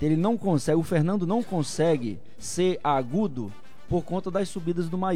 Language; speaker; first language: Portuguese; native; Portuguese